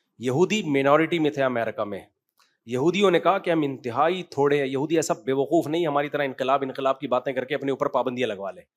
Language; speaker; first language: Urdu; native; Urdu